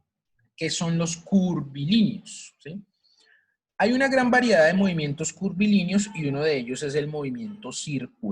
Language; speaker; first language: Spanish; native; Spanish